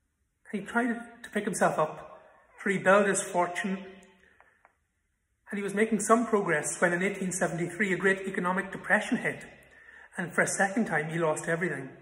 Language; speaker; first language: English; native; English